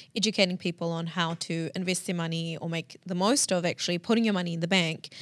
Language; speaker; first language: English; early bilingual, other home language; Hindi